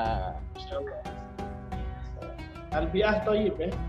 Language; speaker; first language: Arabic; non-native, learner; Indonesian